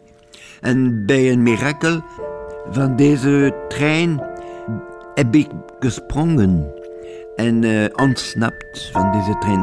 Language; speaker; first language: Dutch; non-native, local second language; French